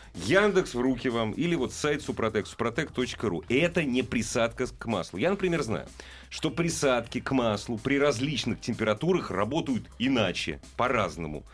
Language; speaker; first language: Russian; native; Russian